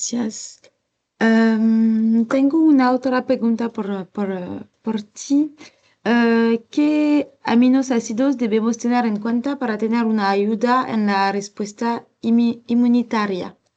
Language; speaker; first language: Spanish; non-native, learner; French